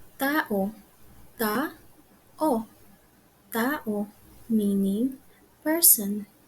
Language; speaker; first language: Filipino; native; Filipino